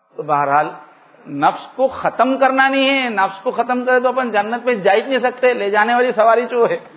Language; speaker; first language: Urdu; native; Urdu